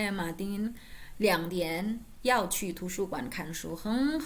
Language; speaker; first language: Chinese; non-native, fluent; Indonesian